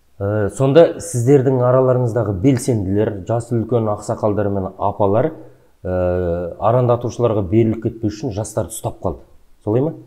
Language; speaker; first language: Kazakh; native; Kazakh